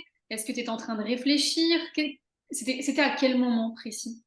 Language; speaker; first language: French; native; French